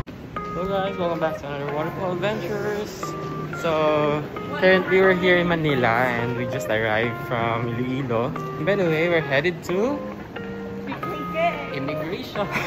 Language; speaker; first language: English; non-native, local second language; Filipino